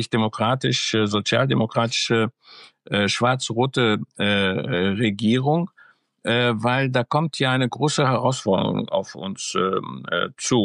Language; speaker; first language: German; early bilingual, other home language; Greek